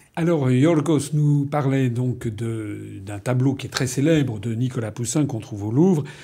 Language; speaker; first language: French; native; French